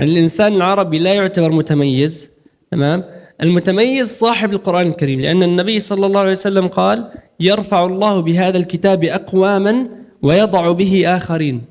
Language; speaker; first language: Arabic; native; Arabic